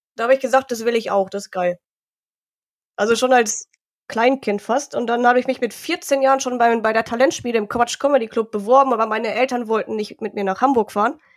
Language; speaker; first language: German; native; German